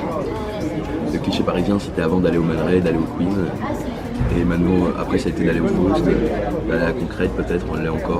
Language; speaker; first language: French; native; French